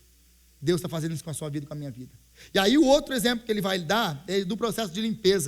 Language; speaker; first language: Portuguese; native; Portuguese